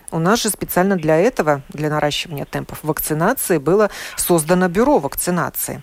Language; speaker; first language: Russian; native; Russian